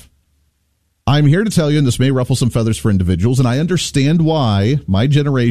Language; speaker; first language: English; native; English